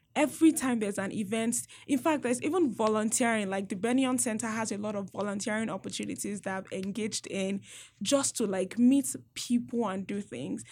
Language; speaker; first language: English; non-native, local second language; Yoruba